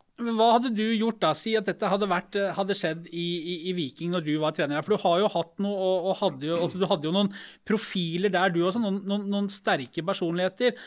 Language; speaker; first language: Norwegian; native; Norwegian